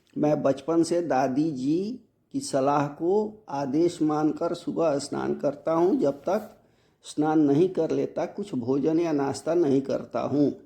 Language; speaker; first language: Hindi; native; Hindi